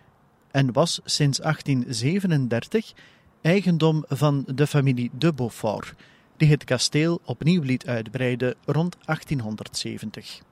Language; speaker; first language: Dutch; native; Dutch